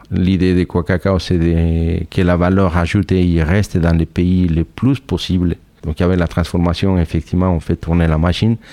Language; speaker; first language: French; non-native, fluent; Spanish